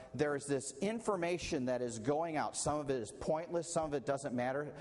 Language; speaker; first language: English; native; English